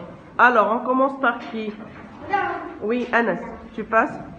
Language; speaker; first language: French; non-native, local second language; Arabic